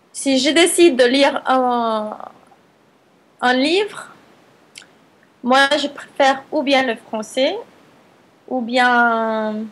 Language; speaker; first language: French; non-native, fluent; Spanish